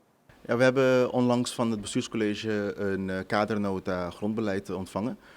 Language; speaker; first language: Dutch; non-native, local second language; Papiamento